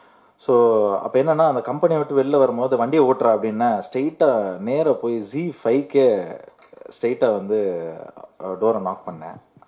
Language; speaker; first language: Tamil; native; Tamil